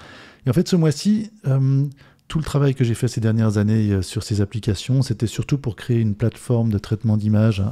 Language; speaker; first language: French; native; French